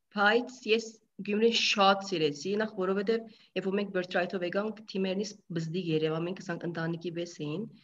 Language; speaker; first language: Armenian; early bilingual, heritage; Armenian